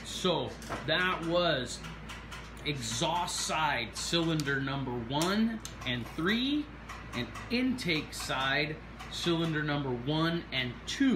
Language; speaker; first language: English; native; English